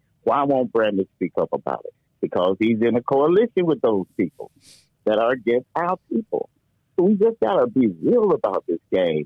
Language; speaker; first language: English; native; English